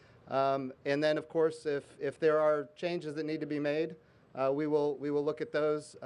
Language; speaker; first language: English; native; English